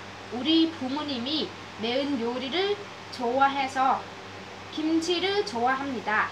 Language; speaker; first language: Korean; non-native, learner; Vietnamese